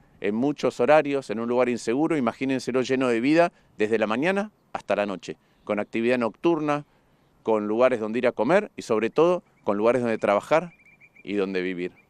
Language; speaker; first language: Spanish; native; Spanish